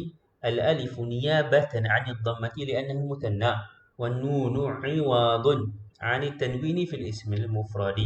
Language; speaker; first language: Arabic; non-native, fluent; Malay